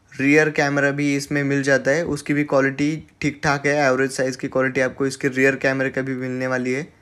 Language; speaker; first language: Hindi; native; Hindi